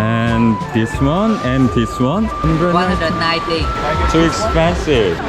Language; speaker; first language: English; non-native, learner; Korean